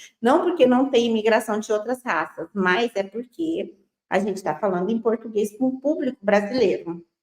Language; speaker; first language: Portuguese; native; Portuguese